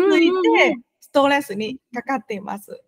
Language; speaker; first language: Japanese; non-native, fluent; Vietnamese